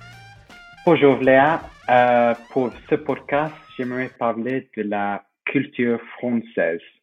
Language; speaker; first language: French; non-native, fluent; English